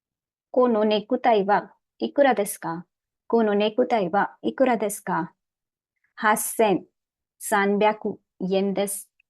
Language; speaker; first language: Japanese; non-native, learner; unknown